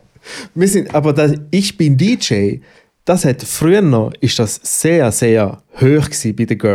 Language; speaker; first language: German; native; German